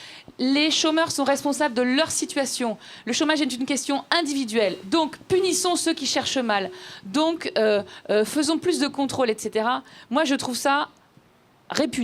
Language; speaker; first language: French; native; French